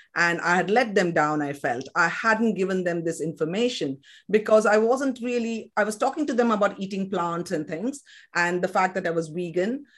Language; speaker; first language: English; non-native, local second language; Kannada